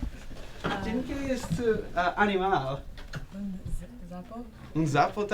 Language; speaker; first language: Spanish; non-native, learner; English